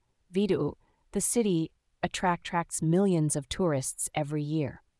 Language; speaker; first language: English; non-native, fluent; Vietnamese